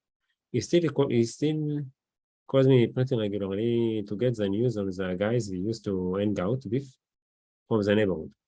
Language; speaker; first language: English; non-native, learner; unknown